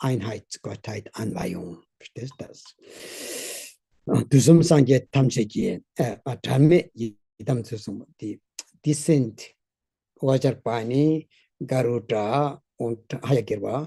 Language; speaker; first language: German; non-native, learner; Tibetan